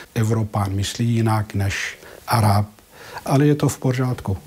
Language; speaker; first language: Czech; non-native, fluent; Arabic